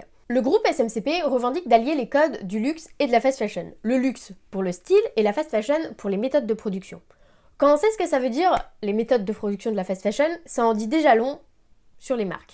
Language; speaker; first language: French; native; French